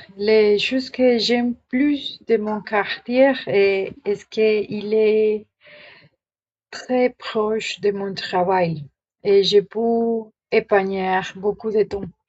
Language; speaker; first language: French; non-native, learner; Spanish